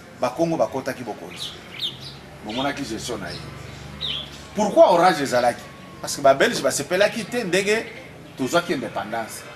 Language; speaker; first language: Lingala; non-native, local second language; Swahili